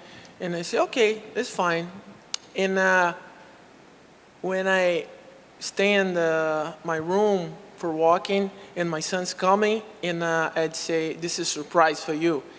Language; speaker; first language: English; non-native, local second language; Portuguese